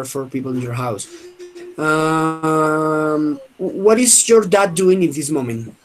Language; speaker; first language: English; non-native, fluent; Spanish